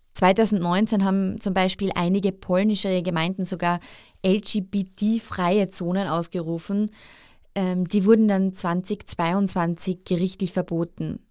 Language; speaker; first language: German; native; German